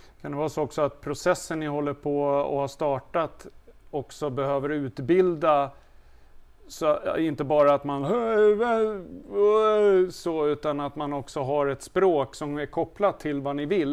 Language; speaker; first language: Swedish; native; Swedish